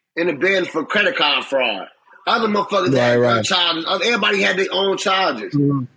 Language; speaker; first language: English; native; English